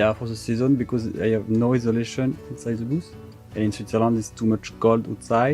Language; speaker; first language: English; non-native, learner; French